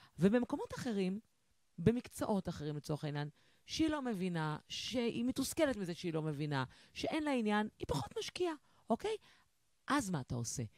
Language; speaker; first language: Hebrew; native; Hebrew